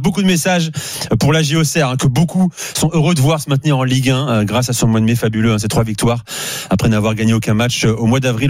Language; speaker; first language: French; native; French